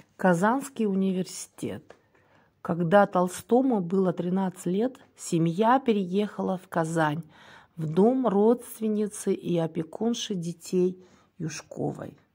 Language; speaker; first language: Russian; non-native, local second language; Kyrgyz